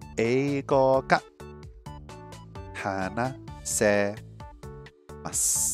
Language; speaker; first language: Japanese; non-native, learner; English